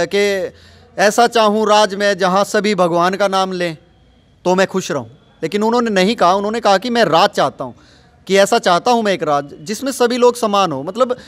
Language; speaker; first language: Hindi; native; Hindi